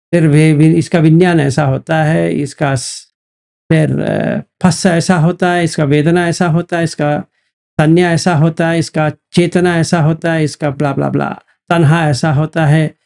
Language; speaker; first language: Hindi; native; Hindi